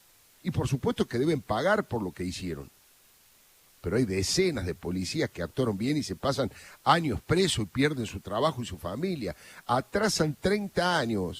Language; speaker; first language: Spanish; native; Spanish